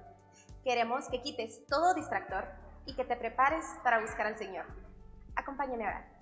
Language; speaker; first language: Spanish; native; Spanish